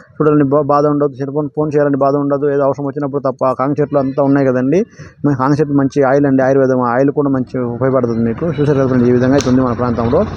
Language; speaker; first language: Telugu; non-native, local second language; Odia